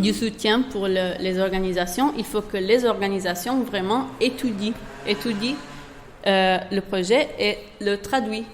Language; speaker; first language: French; non-native, fluent; Italian